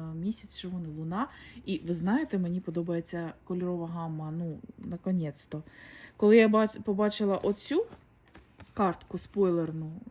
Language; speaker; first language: Ukrainian; non-native, local second language; Russian